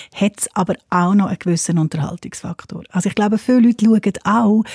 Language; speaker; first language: German; non-native, fluent; English